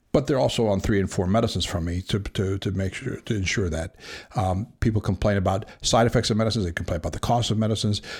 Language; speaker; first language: English; native; English